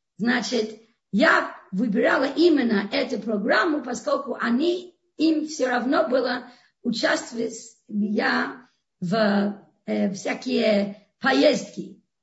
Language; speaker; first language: Russian; non-native, fluent; English